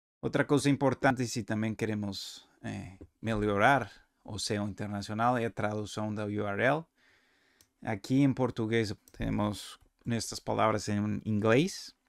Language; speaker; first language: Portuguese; non-native, learner; Spanish